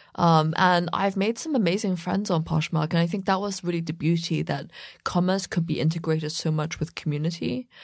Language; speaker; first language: English; native; English